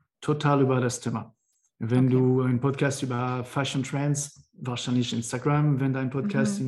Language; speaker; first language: German; non-native, learner; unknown